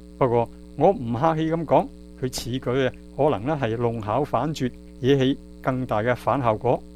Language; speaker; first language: Chinese; non-native, local second language; Cantonese